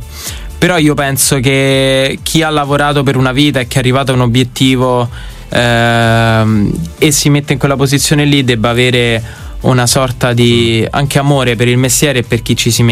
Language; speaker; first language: Italian; native; Italian